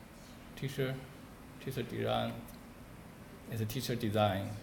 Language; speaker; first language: English; non-native, learner; Chinese